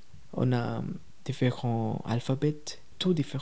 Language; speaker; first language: French; non-native, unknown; Tamil